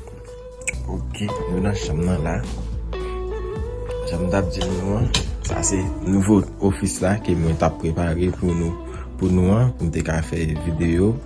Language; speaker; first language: French; non-native, learner; Haitian Creole